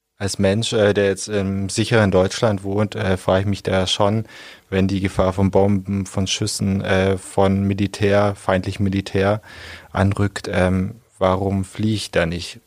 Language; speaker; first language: German; native; German